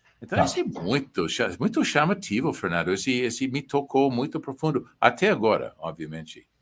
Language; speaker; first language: Portuguese; non-native, fluent; English